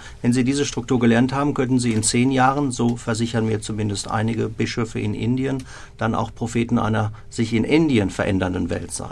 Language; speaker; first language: German; native; German